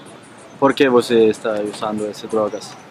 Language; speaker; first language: Portuguese; non-native, learner; Danish